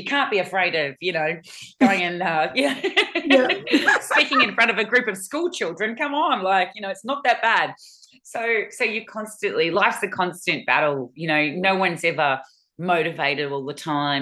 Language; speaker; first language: English; native; English